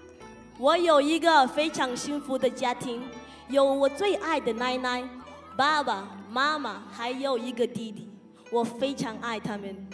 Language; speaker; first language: Chinese; non-native, learner; Southern Sotho